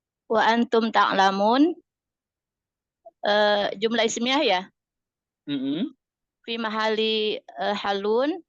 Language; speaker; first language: Arabic; non-native, learner; Indonesian